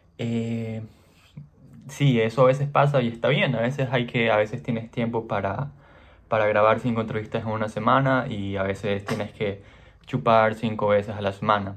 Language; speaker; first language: Spanish; native; Spanish